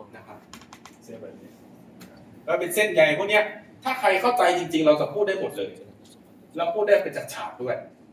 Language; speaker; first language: Thai; non-native, local second language; Lao